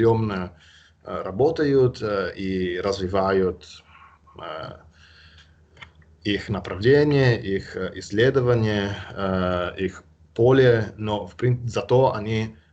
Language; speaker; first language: Russian; non-native, fluent; Italian